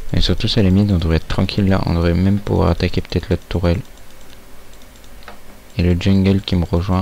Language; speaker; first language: French; native; French